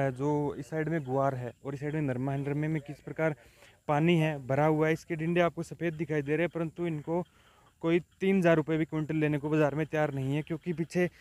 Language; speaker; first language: Hindi; native; Hindi